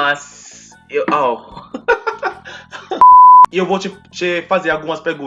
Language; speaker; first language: Portuguese; non-native, fluent; English